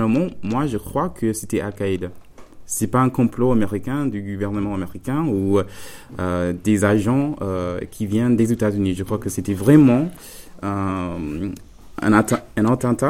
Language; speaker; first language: French; non-native, fluent; English